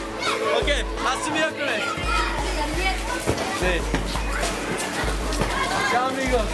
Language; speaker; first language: Spanish; non-native, learner; English